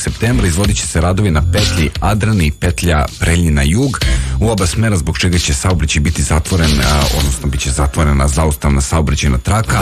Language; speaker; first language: Serbian; native; Serbian